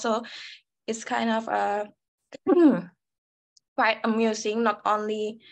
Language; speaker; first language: English; non-native, learner; Indonesian